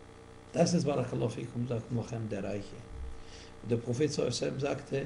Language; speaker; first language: German; non-native, fluent; Arabic